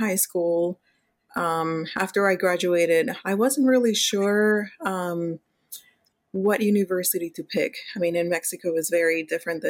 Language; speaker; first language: English; non-native, fluent; Spanish